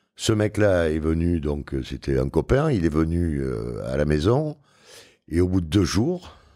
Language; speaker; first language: French; native; French